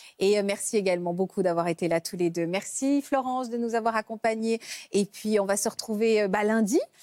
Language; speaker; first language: French; native; French